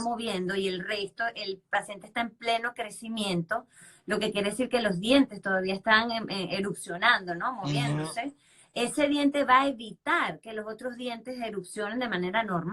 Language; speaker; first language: Spanish; native; Spanish